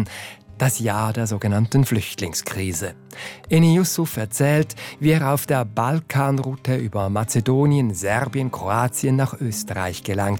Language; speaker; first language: German; native; German